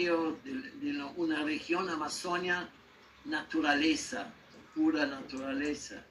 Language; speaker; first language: Spanish; non-native, learner; German